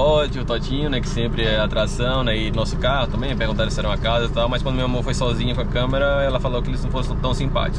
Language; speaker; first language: Portuguese; native; Portuguese